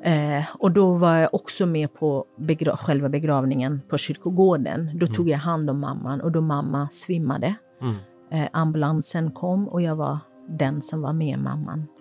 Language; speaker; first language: Swedish; non-native, fluent; Kurdish